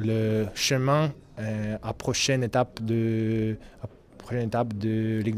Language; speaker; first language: French; non-native, learner; Russian